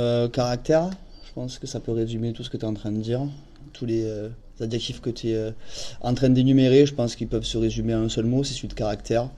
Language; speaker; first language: French; native; French